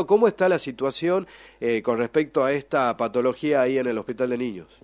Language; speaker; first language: Spanish; native; Spanish